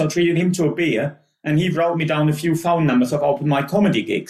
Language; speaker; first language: English; non-native, fluent; German